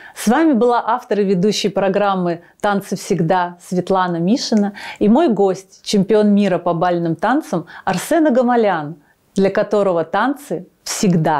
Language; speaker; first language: Russian; native; Russian